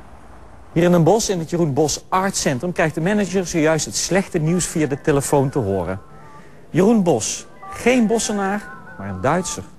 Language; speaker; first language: Dutch; native; Dutch